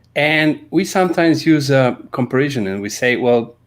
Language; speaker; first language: English; non-native, fluent; Slovenian